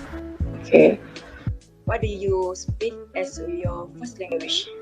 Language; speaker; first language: English; non-native, local second language; Malay